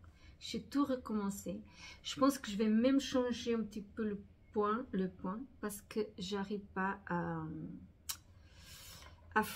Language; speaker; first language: French; non-native, fluent; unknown